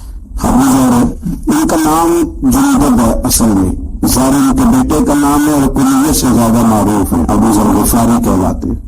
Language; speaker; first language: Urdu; non-native, local second language; Punjabi